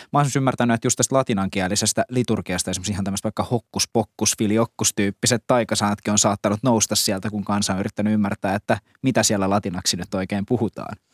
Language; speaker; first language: Finnish; native; Finnish